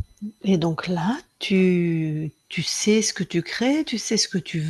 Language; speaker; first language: French; native; French